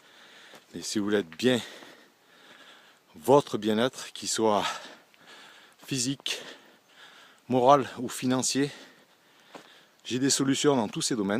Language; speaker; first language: French; native; French